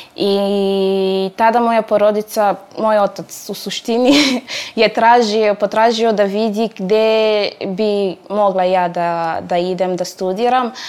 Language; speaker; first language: Serbian; non-native, fluent; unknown